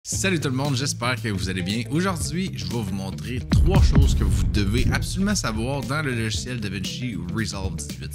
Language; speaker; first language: French; native; French